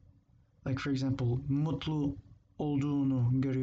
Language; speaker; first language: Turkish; non-native, fluent; English